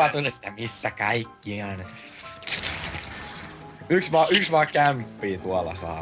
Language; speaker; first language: Finnish; native; Finnish